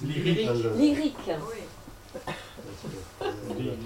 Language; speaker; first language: French; native; French